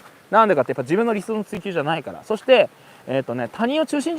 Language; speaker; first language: Japanese; native; Japanese